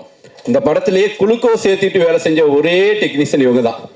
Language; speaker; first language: Tamil; native; Tamil